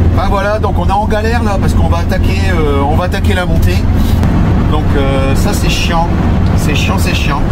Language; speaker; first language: French; native; French